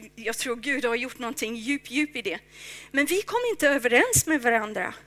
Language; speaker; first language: Swedish; non-native, fluent; English